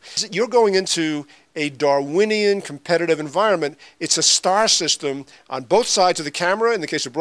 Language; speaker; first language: English; native; English